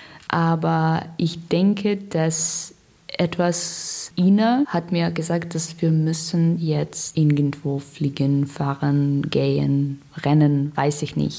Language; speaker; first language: German; non-native, learner; Russian